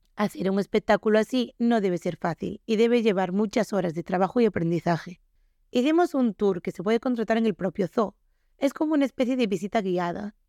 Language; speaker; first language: Spanish; native; Spanish